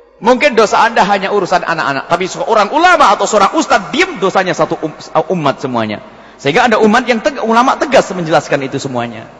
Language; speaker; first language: Indonesian; non-native, local second language; Javanese